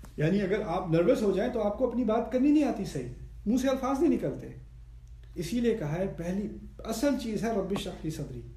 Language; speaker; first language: Urdu; early bilingual, heritage; Urdu